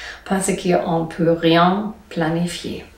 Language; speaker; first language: French; non-native, learner; German